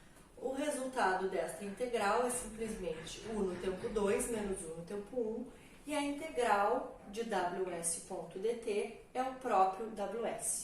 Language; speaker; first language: Portuguese; native; Portuguese